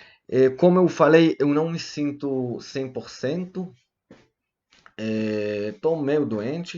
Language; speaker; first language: Portuguese; non-native, fluent; Hebrew